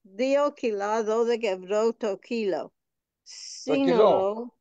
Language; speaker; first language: Greek; non-native, learner; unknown